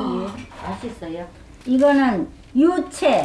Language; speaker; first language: Korean; native; Korean